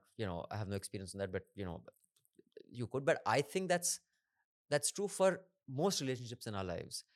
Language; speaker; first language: English; non-native, local second language; Hindi